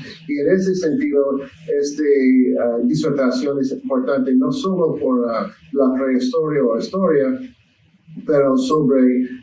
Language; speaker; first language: Spanish; non-native, learner; English